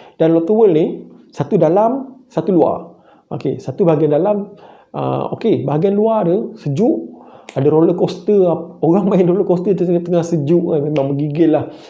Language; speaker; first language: Malay; native; Malay